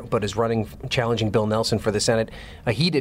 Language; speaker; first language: English; native; English